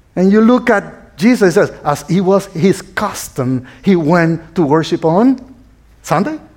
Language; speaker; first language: English; non-native, fluent; Spanish